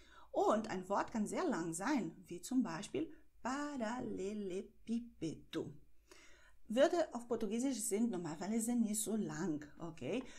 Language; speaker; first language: German; non-native, fluent; Portuguese